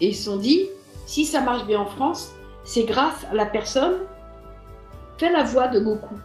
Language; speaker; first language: French; native; French